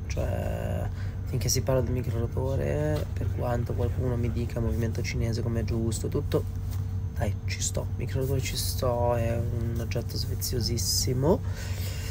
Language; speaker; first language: Italian; native; Italian